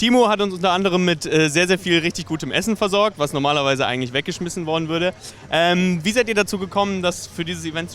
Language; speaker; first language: German; native; German